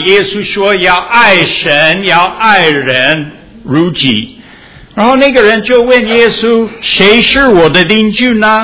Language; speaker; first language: Chinese; early bilingual, heritage; Chinese